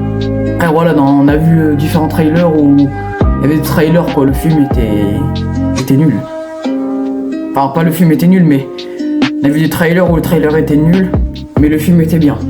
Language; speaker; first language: French; native; French